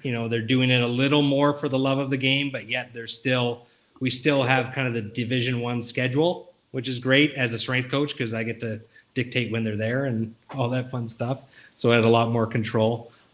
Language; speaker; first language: English; native; English